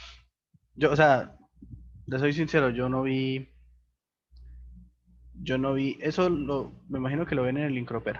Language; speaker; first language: Spanish; native; Spanish